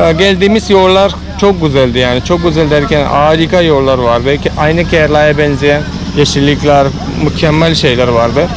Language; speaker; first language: Turkish; non-native, fluent; Malayalam